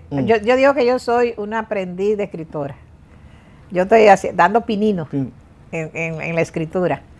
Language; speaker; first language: Spanish; native; Spanish